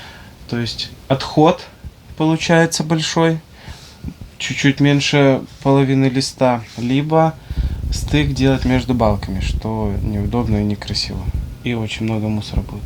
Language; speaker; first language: Russian; native; Russian